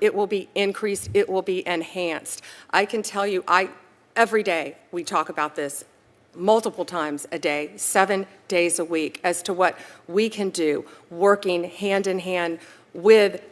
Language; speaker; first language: English; native; English